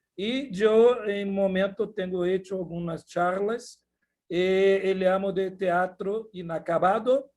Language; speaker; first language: Portuguese; non-native, fluent; Spanish